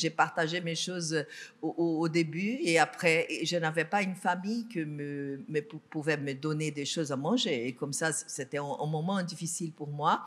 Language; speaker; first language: French; non-native, fluent; Portuguese